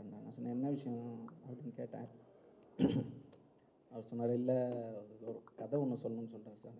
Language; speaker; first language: Tamil; native; Tamil